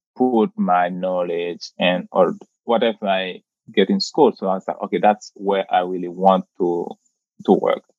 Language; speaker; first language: English; non-native, fluent; Haitian Creole